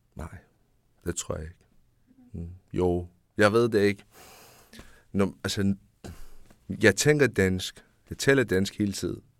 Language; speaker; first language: Danish; non-native, learner; Persian